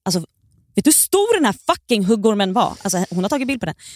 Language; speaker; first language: Swedish; native; Swedish